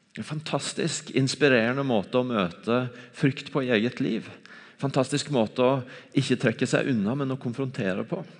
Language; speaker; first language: Norwegian; native; Norwegian